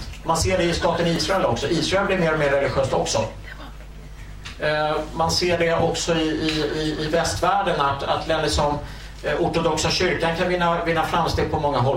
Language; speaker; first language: Swedish; native; Swedish